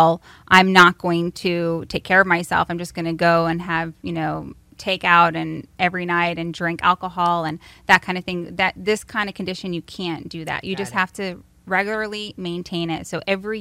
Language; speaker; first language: English; native; English